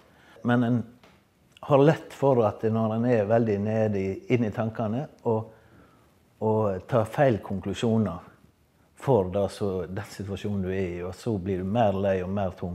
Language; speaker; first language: Norwegian; native; Norwegian